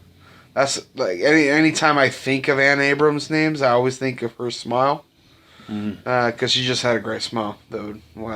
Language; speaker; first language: English; native; English